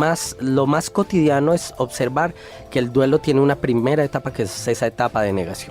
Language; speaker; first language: Spanish; native; Spanish